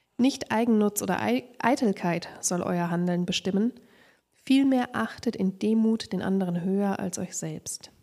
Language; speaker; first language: German; native; German